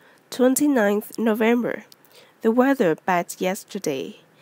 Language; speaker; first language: English; non-native, local second language; Cantonese